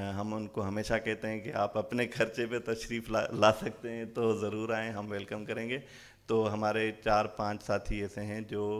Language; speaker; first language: Urdu; non-native, local second language; Sindhi